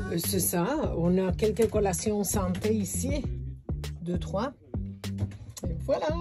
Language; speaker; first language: French; non-native, fluent; Spanish